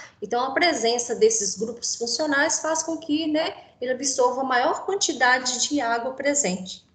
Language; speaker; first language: Portuguese; native; Portuguese